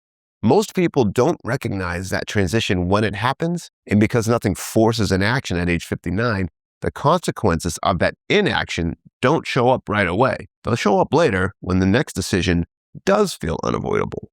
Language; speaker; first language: English; native; English